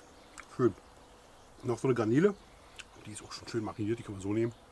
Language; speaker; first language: German; native; German